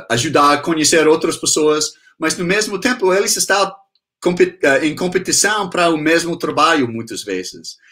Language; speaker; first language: Portuguese; non-native, fluent; English